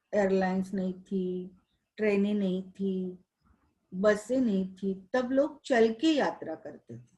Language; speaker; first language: Hindi; non-native, local second language; Marathi